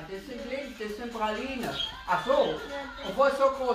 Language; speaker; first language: German; native; German